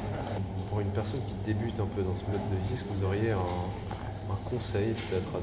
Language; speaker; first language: French; native; French